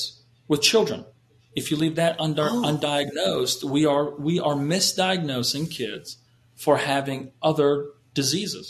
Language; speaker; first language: English; native; English